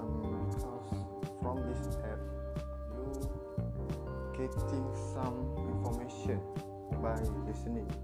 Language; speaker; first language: English; non-native, learner; Malay